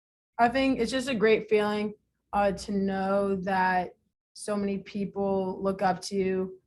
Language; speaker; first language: English; native; English